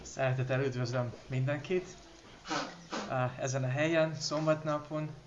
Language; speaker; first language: Hungarian; non-native, learner; Russian